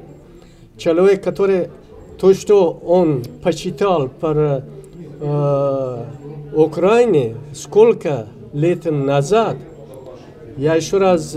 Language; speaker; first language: Russian; non-native, learner; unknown